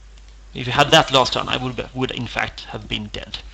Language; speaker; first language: English; non-native, fluent; Swedish